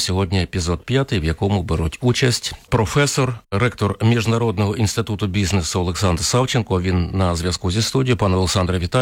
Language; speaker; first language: Ukrainian; native; Ukrainian